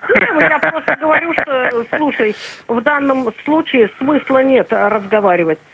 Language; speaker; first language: Russian; native; Russian